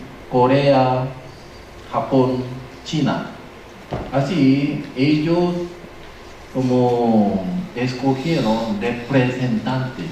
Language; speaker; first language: Spanish; non-native, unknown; Korean